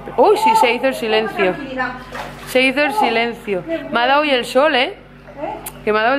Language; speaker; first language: Spanish; native; Spanish